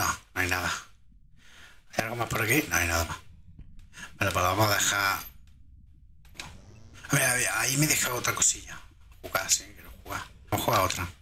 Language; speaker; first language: Spanish; native; Spanish